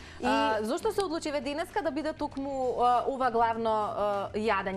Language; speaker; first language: Macedonian; native; Macedonian